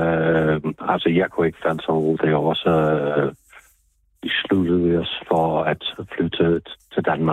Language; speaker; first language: Danish; non-native, fluent; English